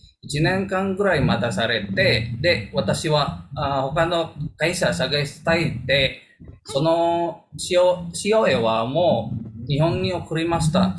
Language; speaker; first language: Japanese; non-native, learner; Indonesian